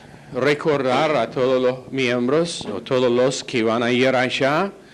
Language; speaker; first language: Spanish; non-native, fluent; English